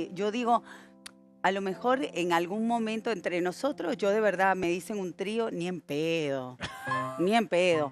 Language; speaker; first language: Spanish; native; Spanish